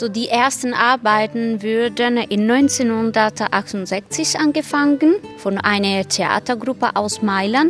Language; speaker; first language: German; non-native, fluent; Italian